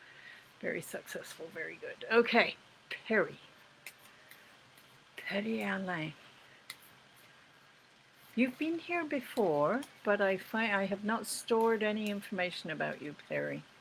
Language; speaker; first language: English; native; English